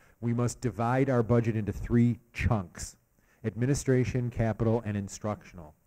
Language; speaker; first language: English; native; English